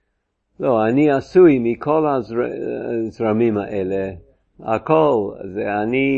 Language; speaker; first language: Hebrew; non-native, fluent; English